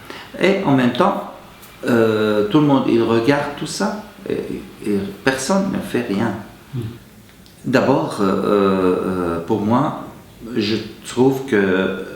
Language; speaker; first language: French; non-native, fluent; Arabic